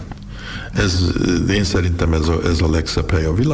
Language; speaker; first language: Hungarian; early bilingual, heritage; Hungarian